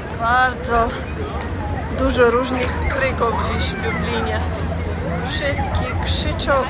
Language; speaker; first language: Polish; non-native, learner; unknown